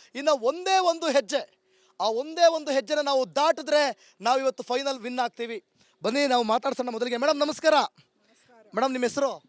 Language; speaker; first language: Kannada; native; Kannada